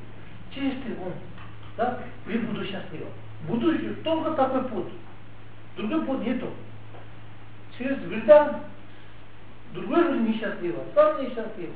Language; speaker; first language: Russian; non-native, learner; Tibetan